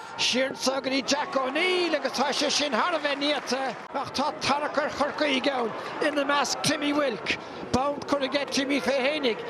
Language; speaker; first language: Irish; native; Irish